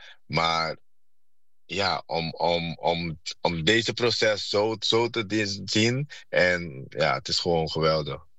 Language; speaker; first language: Dutch; non-native, fluent; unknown